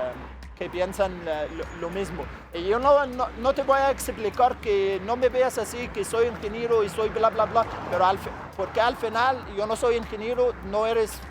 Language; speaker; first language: Spanish; non-native, fluent; Arabic